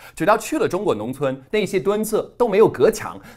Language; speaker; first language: Chinese; non-native, fluent; English